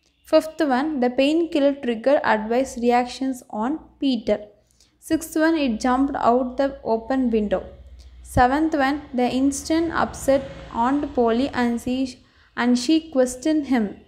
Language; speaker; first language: English; non-native, local second language; Tamil